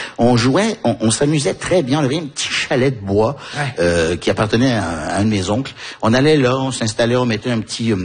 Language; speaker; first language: French; early bilingual, heritage; French